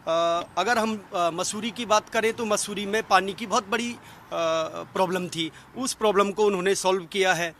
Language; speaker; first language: Hindi; native; Hindi